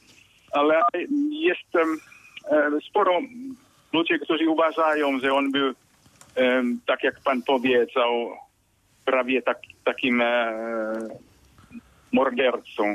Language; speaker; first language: Polish; non-native, fluent; Finnish